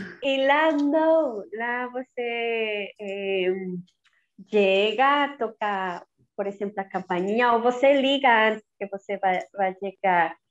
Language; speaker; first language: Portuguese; non-native, learner; Spanish